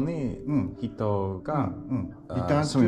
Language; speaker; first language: Japanese; non-native, learner; English